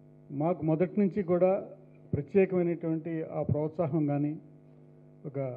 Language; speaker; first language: Telugu; native; Telugu